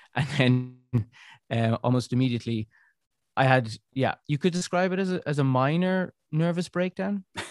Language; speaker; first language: English; native; English